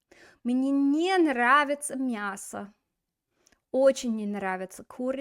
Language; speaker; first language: Russian; non-native, fluent; English